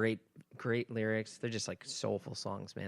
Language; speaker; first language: English; native; English